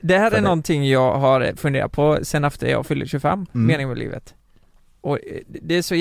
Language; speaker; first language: Swedish; native; Swedish